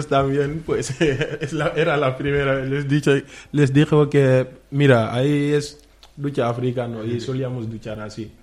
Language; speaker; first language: Spanish; non-native, fluent; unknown